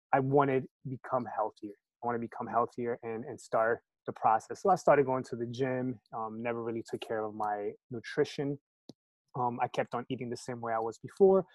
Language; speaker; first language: English; early bilingual, other home language; Spanish